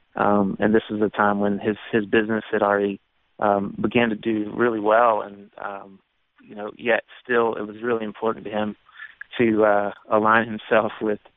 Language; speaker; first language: English; native; English